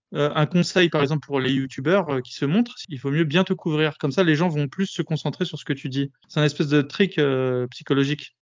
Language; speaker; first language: French; native; French